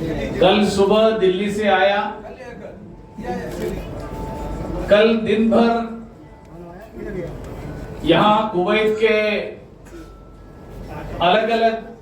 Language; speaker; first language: Hindi; non-native, local second language; Malayalam